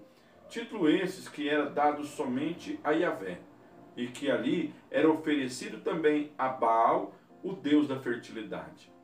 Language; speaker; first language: Portuguese; native; Portuguese